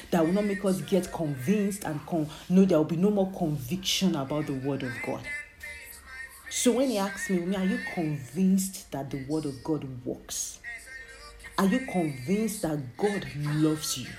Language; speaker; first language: English; non-native, local second language; Yoruba